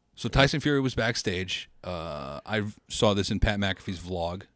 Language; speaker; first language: English; early bilingual, other home language; Spanish